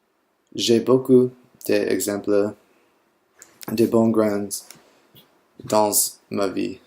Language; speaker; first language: French; non-native, learner; English